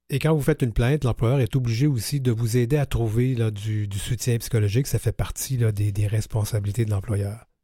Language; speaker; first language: French; native; French